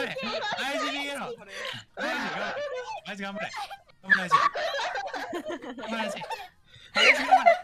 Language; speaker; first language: Japanese; native; Japanese